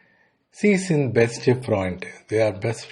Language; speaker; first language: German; non-native, fluent; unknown